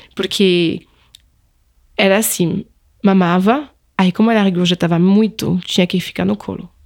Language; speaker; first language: Portuguese; non-native, fluent; French